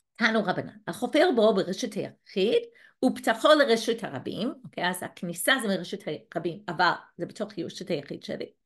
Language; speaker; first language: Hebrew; non-native, fluent; English